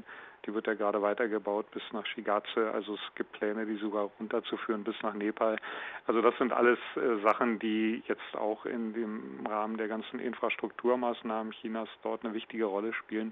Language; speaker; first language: German; native; German